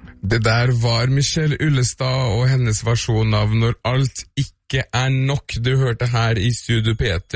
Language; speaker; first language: Norwegian; native; Norwegian